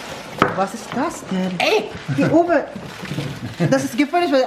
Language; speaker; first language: German; non-native, learner; Filipino